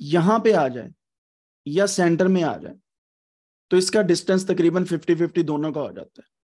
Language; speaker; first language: Urdu; non-native, local second language; Punjabi